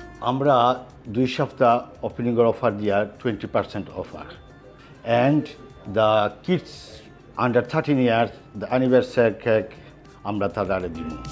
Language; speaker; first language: Bangla; non-native, learner; French